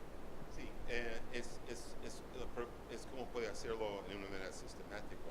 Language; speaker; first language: Spanish; non-native, learner; English